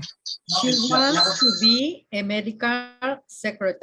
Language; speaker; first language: English; non-native, learner; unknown